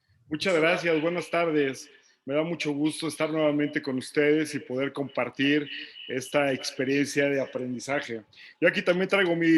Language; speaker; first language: Spanish; native; Spanish